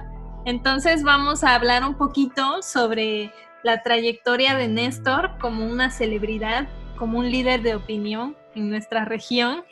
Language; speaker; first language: Spanish; native; Spanish